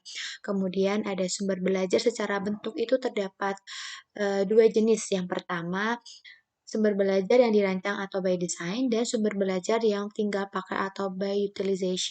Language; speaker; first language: Indonesian; native; Indonesian